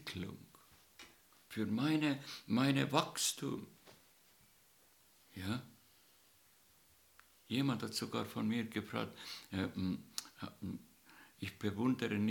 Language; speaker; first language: German; non-native, learner; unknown